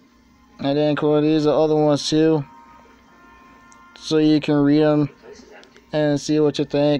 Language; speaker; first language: English; native; English